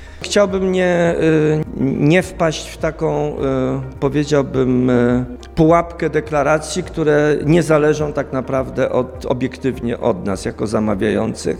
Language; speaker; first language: Polish; native; Polish